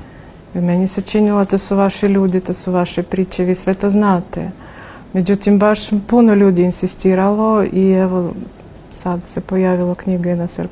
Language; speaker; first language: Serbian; non-native, fluent; Russian